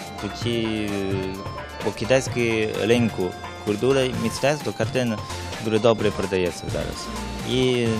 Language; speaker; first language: Ukrainian; non-native, learner; Chinese